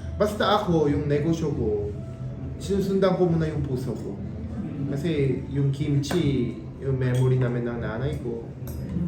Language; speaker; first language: Filipino; non-native, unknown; Korean